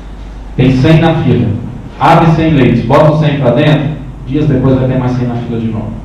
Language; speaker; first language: Portuguese; native; Portuguese